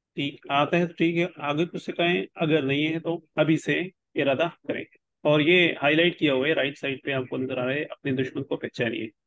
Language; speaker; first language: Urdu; non-native, local second language; Pashto